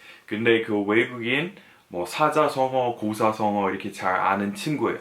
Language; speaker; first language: Korean; non-native, fluent; English